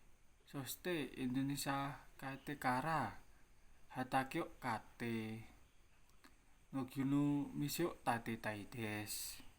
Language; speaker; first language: Japanese; non-native, learner; Indonesian